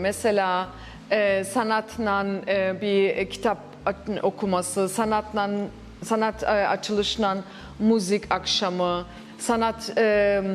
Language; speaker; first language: Turkish; early bilingual, heritage; Turkish